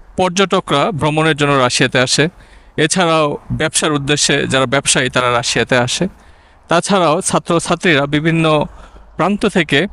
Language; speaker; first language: Bangla; native; Bangla